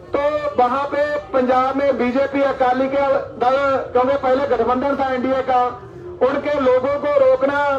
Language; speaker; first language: Hindi; native; Hindi